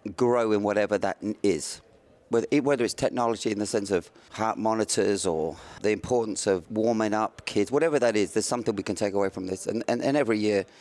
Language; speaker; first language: English; native; English